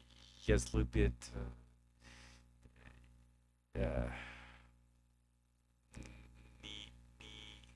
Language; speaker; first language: Russian; non-native, learner; English